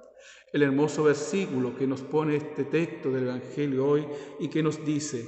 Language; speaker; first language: Spanish; native; Spanish